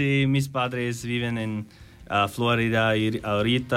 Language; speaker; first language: Spanish; non-native, learner; English